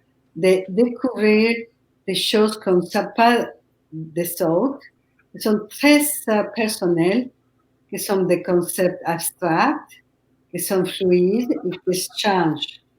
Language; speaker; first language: French; non-native, fluent; Spanish